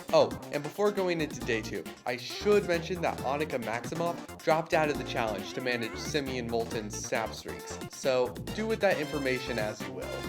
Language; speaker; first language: English; native; English